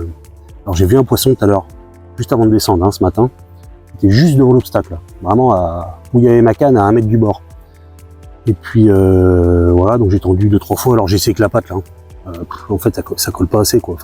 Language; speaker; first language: French; native; French